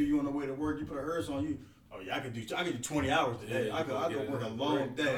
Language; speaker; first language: English; native; English